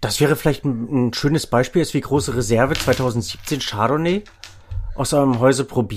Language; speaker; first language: German; native; German